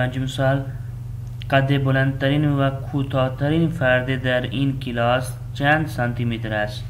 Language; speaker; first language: Persian; non-native, fluent; Urdu